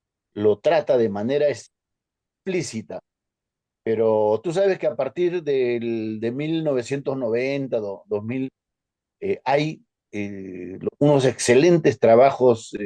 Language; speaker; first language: Spanish; native; Spanish